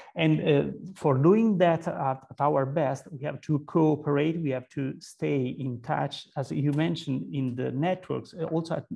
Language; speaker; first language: English; non-native, fluent; Italian